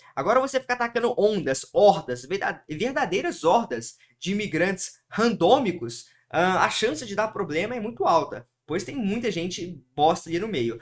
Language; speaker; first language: Portuguese; early bilingual, heritage; Portuguese